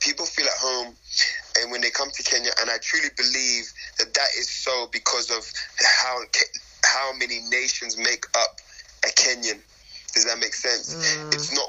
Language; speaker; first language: English; native; English